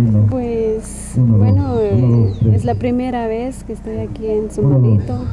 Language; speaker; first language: Spanish; non-native, local second language; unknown